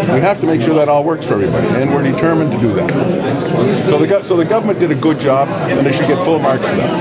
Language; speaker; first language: English; native; English